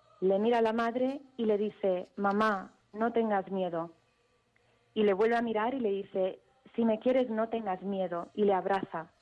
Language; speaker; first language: Spanish; early bilingual, heritage; Spanish